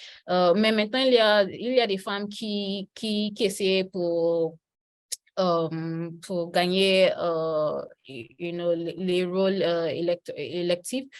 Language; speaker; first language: French; non-native, learner; Yoruba